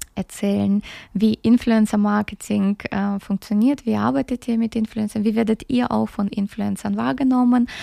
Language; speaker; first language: German; early bilingual, other home language; Russian